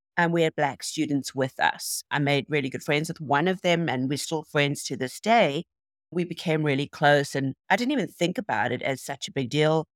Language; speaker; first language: English; native; English